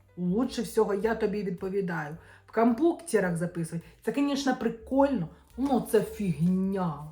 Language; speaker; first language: Ukrainian; non-native, local second language; Russian